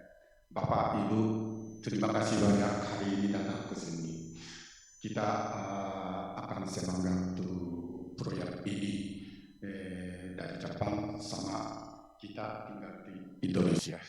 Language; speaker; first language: Indonesian; non-native, learner; Japanese